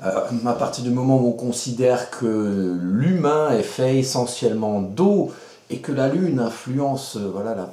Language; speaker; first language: French; native; French